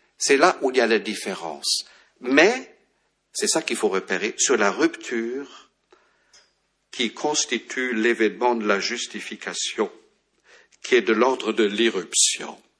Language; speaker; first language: French; non-native, fluent; German